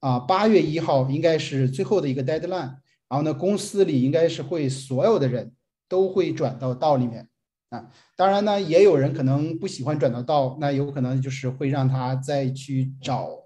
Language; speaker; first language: Chinese; native; Chinese